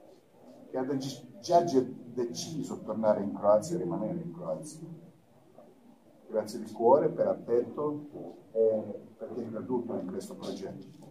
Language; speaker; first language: Italian; non-native, fluent; Croatian